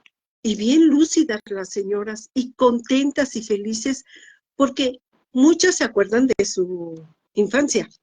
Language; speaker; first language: Spanish; native; Spanish